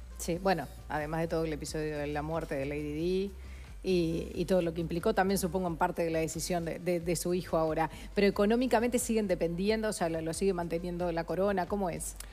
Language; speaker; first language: Spanish; native; Spanish